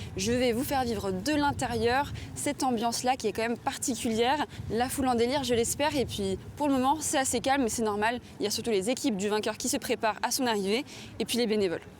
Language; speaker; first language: French; native; French